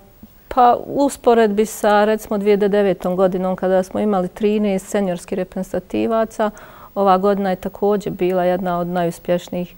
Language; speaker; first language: Croatian; native; Croatian